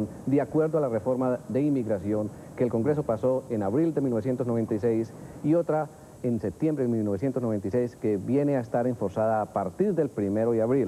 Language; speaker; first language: Spanish; native; Spanish